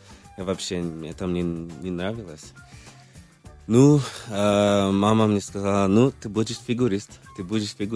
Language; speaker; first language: Russian; early bilingual, other home language; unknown